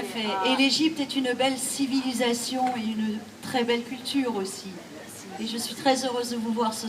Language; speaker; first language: French; non-native, local second language; Arabic